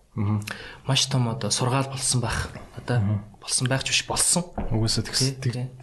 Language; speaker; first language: Mongolian; early bilingual, other home language; Russian